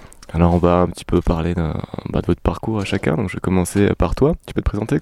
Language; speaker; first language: French; native; French